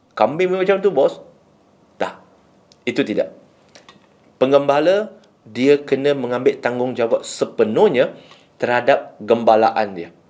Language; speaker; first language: Malay; non-native, local second language; Chinese